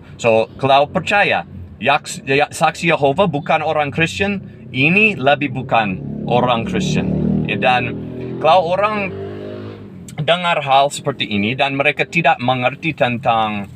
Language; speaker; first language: Indonesian; non-native, fluent; English